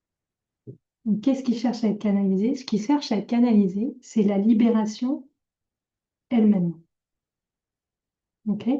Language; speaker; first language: French; native; French